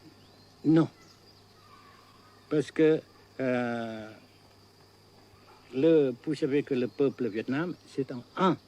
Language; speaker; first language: French; non-native, fluent; Vietnamese